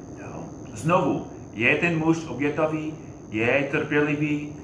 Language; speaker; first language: Czech; non-native, fluent; English